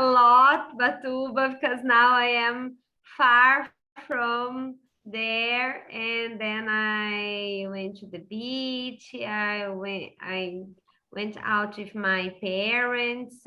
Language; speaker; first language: English; non-native, fluent; Portuguese